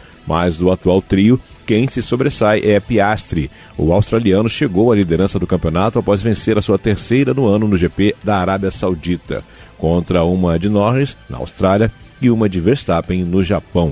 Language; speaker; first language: Portuguese; native; Portuguese